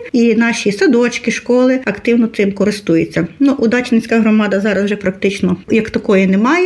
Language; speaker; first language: Ukrainian; native; Ukrainian